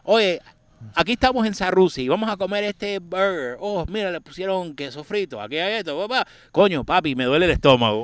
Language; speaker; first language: Spanish; non-native, learner; English